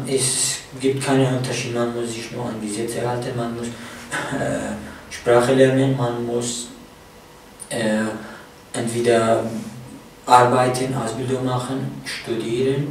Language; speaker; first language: German; non-native, fluent; Arabic